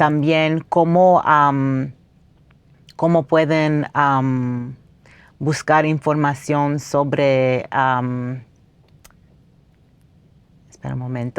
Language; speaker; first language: Spanish; non-native, fluent; English